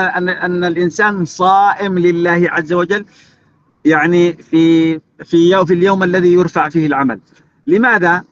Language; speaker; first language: Arabic; native; Arabic